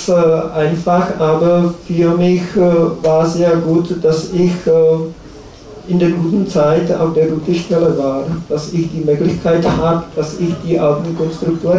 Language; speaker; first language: German; non-native, learner; Czech